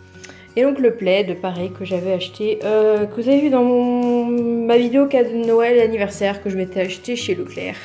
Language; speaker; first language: French; native; French